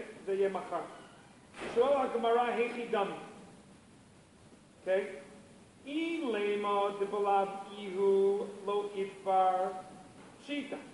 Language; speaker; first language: Hebrew; non-native, fluent; English